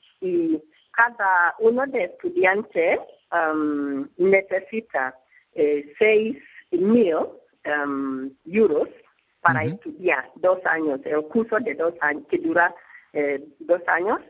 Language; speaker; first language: Spanish; non-native, learner; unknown